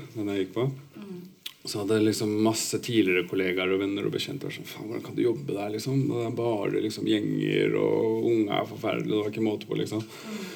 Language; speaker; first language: Norwegian; early bilingual, other home language; Urdu